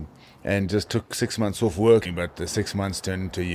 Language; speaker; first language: English; native; English